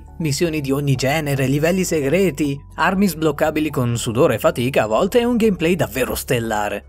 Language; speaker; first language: Italian; native; Italian